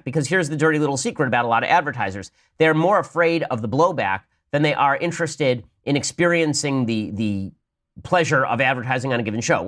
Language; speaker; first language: English; native; English